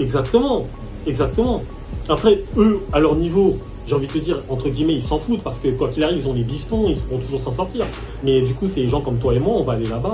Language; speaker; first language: French; native; French